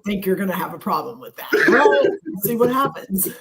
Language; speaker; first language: English; native; English